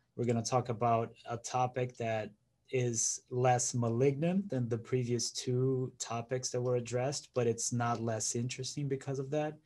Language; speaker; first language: English; non-native, fluent; Portuguese